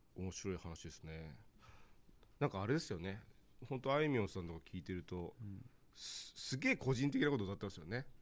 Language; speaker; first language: Japanese; native; Japanese